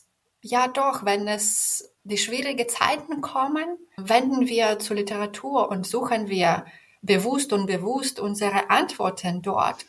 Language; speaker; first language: German; non-native, fluent; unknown